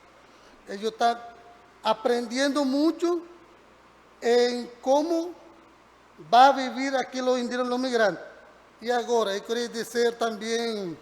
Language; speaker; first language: Portuguese; non-native, learner; Spanish